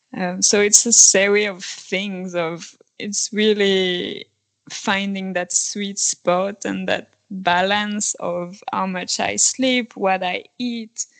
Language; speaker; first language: English; non-native, fluent; French